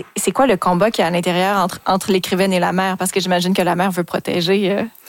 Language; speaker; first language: French; native; French